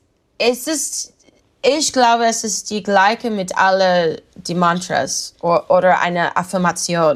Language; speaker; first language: German; non-native, learner; English